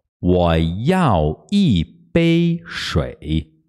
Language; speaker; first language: Chinese; non-native, fluent; Portuguese